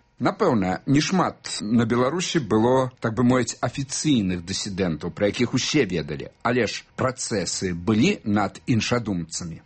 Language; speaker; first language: Belarusian; native; Belarusian